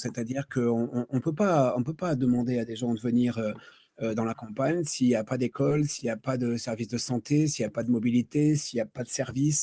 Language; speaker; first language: French; native; French